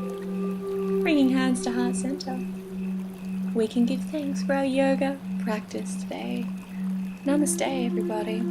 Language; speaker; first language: English; native; English